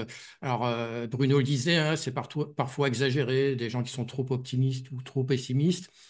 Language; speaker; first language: French; native; French